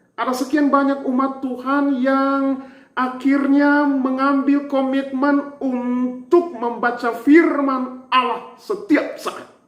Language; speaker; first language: Indonesian; native; Indonesian